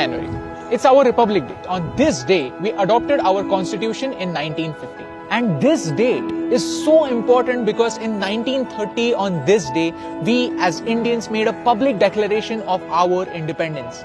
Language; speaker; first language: English; non-native, local second language; Hindi